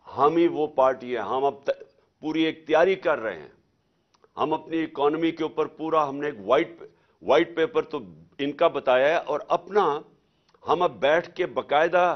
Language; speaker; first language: Urdu; native; Urdu